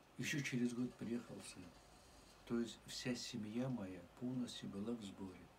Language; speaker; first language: Russian; native; Russian